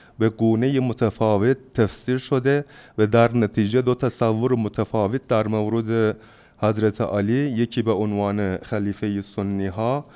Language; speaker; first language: Persian; non-native, fluent; Turkish